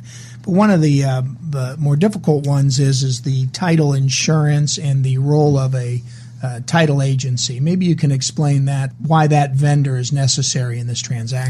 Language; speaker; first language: English; native; English